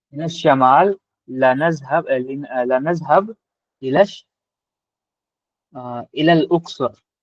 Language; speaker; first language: Arabic; non-native, fluent; Urdu